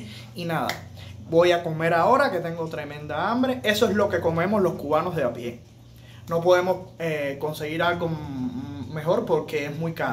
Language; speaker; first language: Spanish; native; Spanish